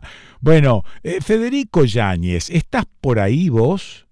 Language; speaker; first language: Spanish; native; Spanish